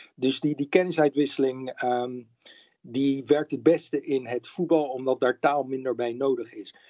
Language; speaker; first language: Dutch; native; Dutch